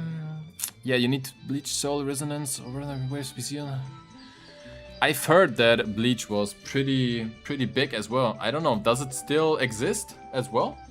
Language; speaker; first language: English; non-native, fluent; German